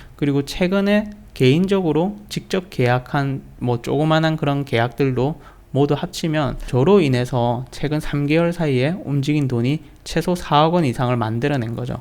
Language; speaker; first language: Korean; native; Korean